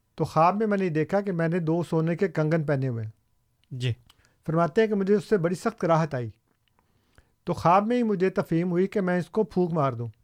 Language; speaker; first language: Urdu; native; Urdu